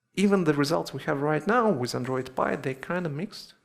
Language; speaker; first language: English; non-native, fluent; Russian